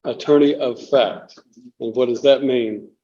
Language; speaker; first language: English; native; English